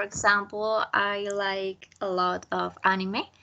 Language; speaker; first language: English; non-native, learner; Spanish